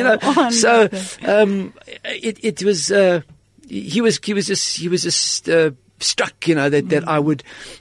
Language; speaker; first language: English; native; English